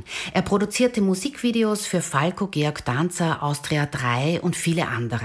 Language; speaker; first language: German; native; German